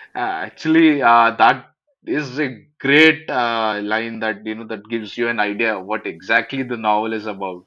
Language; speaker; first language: English; non-native, local second language; Hindi